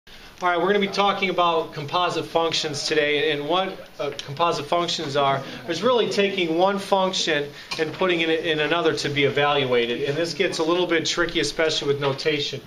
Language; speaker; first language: English; native; English